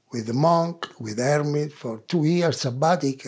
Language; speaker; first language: English; non-native, learner; Italian